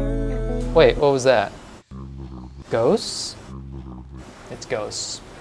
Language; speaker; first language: English; native; English